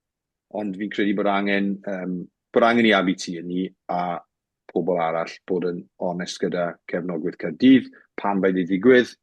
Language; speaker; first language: Welsh; native; Welsh